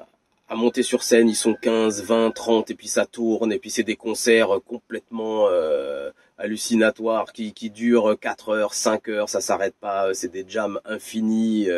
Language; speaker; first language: French; native; French